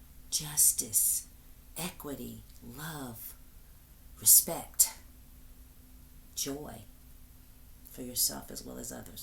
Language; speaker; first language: English; native; English